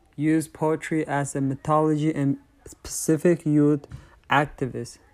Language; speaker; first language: English; non-native, fluent; Tigrinya